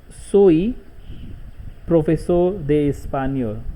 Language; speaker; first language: Spanish; non-native, learner; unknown